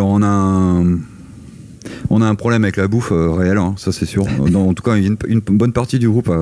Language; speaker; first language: French; native; French